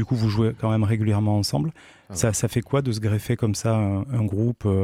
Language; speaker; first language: French; native; French